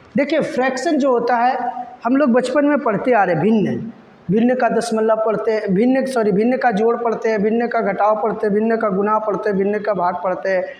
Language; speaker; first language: Hindi; native; Hindi